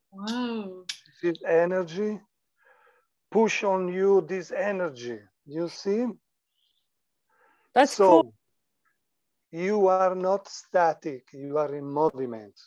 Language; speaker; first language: English; non-native, learner; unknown